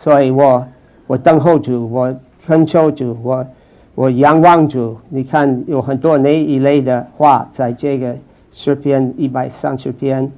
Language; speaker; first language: Chinese; non-native, fluent; English